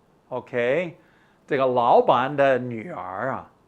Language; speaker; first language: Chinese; non-native, fluent; English